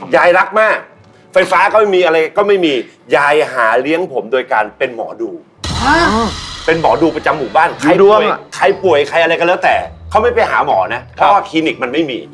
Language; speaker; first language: Thai; native; Thai